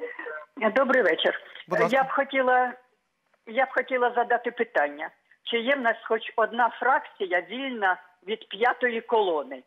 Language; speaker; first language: Ukrainian; native; Ukrainian